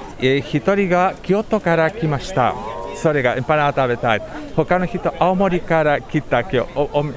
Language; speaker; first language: Japanese; non-native, learner; Spanish